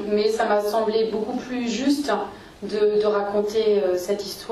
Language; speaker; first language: French; native; French